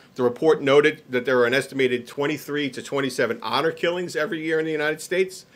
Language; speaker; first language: English; native; English